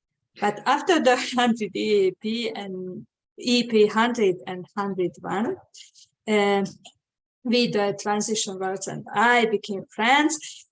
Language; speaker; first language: English; non-native, fluent; Hungarian